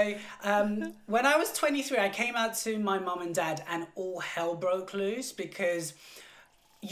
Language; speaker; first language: English; native; English